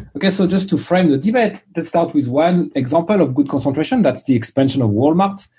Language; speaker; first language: English; non-native, fluent; French